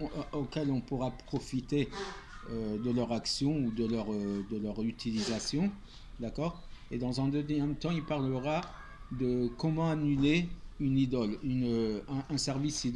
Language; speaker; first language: French; native; French